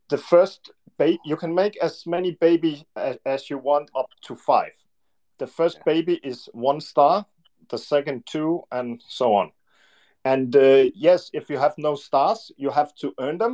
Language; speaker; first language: English; non-native, fluent; Danish